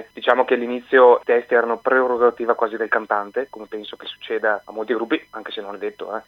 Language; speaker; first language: Italian; native; Italian